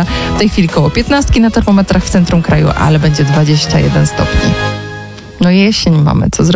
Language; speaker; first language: Polish; native; Polish